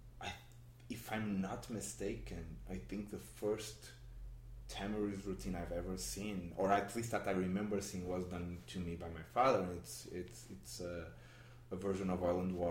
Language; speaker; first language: English; non-native, fluent; Portuguese